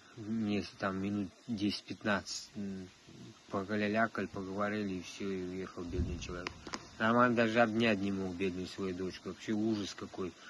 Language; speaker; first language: Russian; non-native, local second language; Tajik